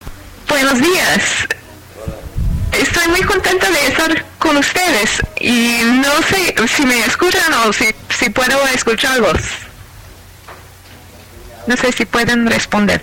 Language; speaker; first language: Spanish; non-native, fluent; English